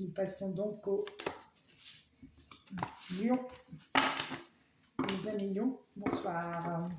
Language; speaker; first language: French; native; French